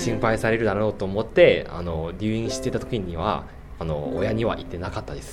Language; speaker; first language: Japanese; non-native, fluent; Chinese